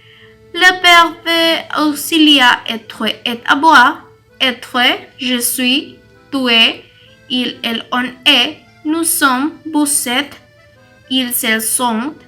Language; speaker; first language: French; non-native, learner; Spanish